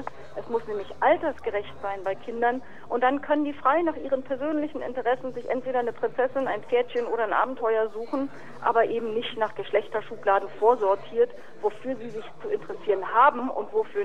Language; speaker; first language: German; native; German